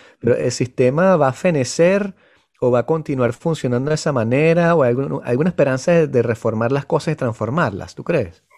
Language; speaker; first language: Spanish; native; Spanish